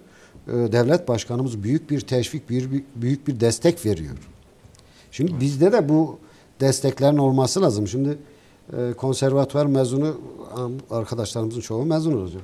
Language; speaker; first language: Turkish; native; Turkish